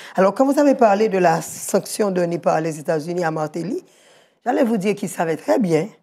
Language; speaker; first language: French; native; French